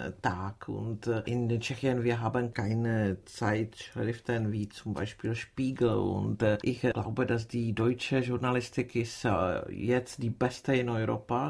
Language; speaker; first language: German; non-native, fluent; Czech